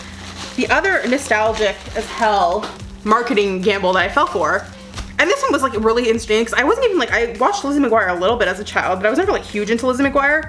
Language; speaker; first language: English; native; English